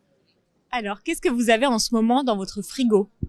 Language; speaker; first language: French; native; French